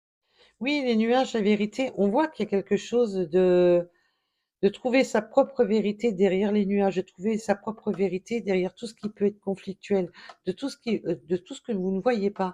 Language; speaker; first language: French; native; French